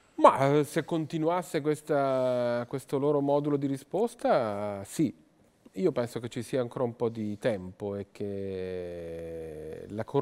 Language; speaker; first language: Italian; native; Italian